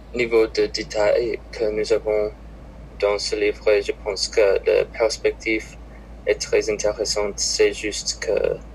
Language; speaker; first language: French; non-native, learner; English